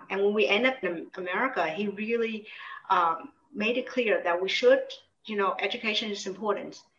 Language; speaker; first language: English; early bilingual, other home language; Vietnamese